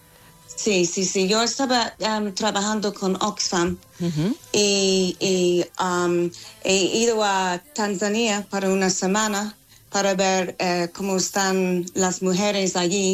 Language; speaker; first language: Spanish; non-native, fluent; English